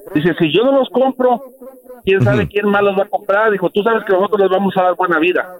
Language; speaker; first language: Spanish; native; Spanish